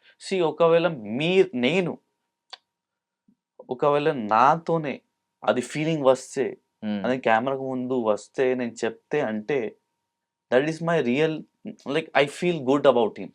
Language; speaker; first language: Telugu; non-native, local second language; Hindi